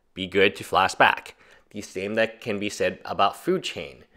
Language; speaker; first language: English; native; English